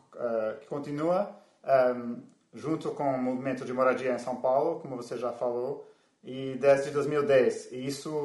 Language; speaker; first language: Portuguese; non-native, fluent; English